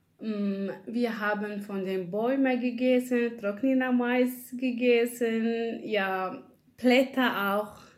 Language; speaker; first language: German; non-native, learner; Arabic